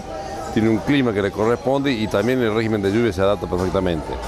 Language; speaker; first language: Spanish; native; Spanish